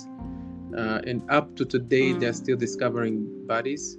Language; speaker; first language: English; non-native, local second language; Kinyarwanda